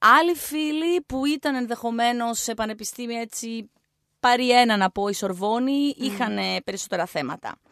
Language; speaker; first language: Greek; native; Greek